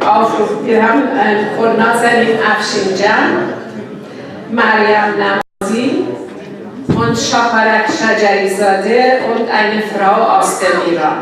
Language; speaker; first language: German; non-native, learner; Persian